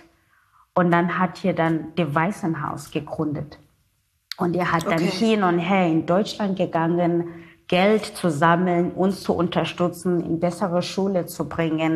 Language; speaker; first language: German; non-native, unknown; Zulu